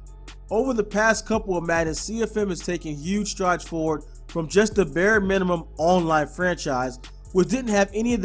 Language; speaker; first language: English; native; English